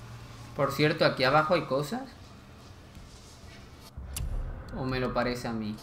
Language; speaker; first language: Spanish; native; Spanish